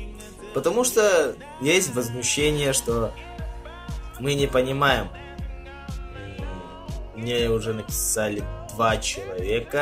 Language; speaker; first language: Russian; non-native, local second language; Yakut